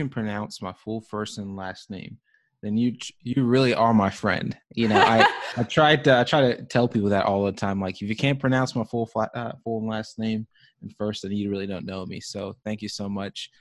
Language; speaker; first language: English; early bilingual, other home language; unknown